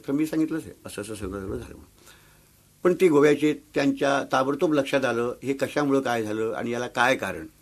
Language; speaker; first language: Marathi; non-native, local second language; Konkani